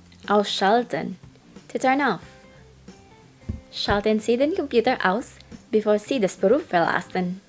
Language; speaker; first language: German; non-native, fluent; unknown